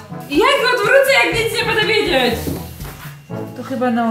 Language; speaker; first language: Polish; native; Polish